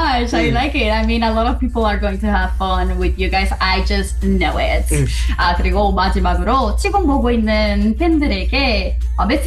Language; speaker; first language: English; non-native, fluent; Spanish